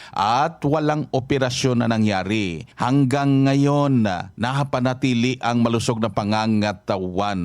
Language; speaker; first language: Filipino; native; Filipino